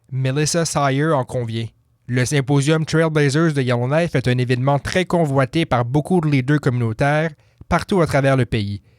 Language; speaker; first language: French; native; French